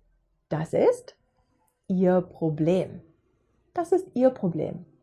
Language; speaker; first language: German; non-native, fluent; English